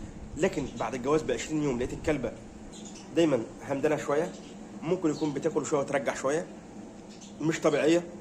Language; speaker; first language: Arabic; native; Arabic